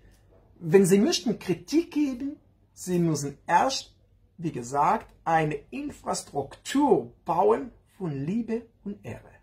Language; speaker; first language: German; non-native, learner; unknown